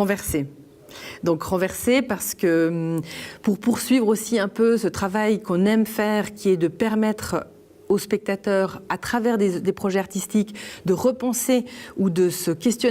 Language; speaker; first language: French; native; French